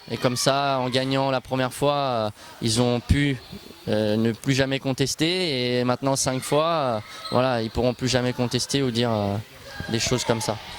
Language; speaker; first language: French; early bilingual, other home language; Bosnian